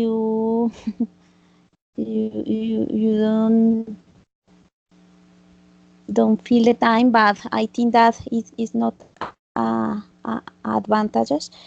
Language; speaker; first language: English; non-native, learner; Spanish